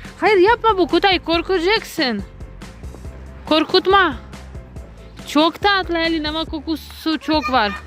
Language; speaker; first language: Turkish; non-native, learner; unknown